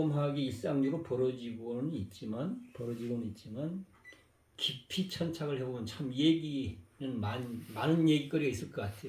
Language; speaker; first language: Korean; native; Korean